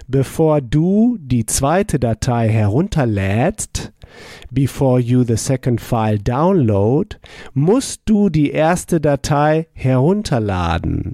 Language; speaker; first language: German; non-native, fluent; English